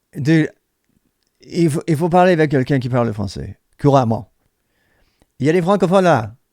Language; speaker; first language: French; non-native, learner; English